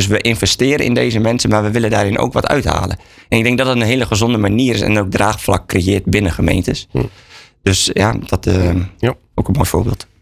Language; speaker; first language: Dutch; native; Dutch